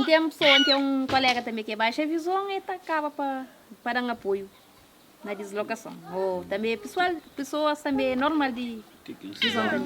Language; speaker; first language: Portuguese; non-native, local second language; Kabuverdianu